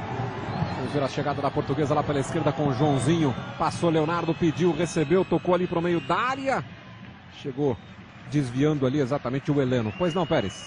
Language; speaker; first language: Portuguese; native; Portuguese